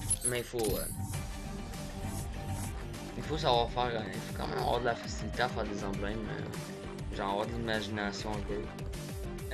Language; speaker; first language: French; native; French